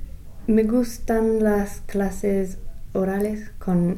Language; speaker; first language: Spanish; non-native, fluent; English